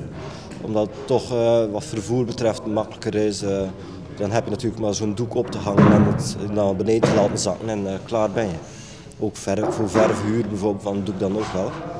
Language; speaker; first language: Dutch; native; Dutch